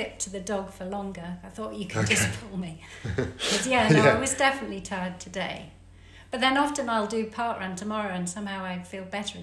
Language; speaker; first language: English; native; English